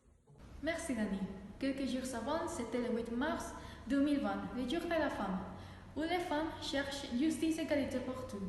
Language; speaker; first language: French; non-native, fluent; Spanish